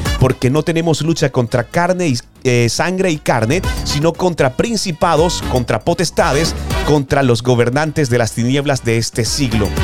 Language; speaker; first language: Spanish; native; Spanish